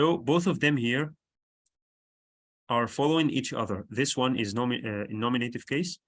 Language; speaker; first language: English; non-native, fluent; Arabic